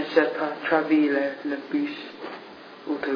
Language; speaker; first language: French; non-native, learner; English